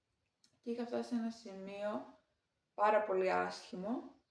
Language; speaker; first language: Greek; native; Greek